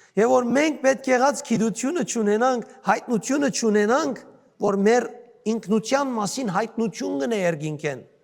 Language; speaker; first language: Armenian; native; Armenian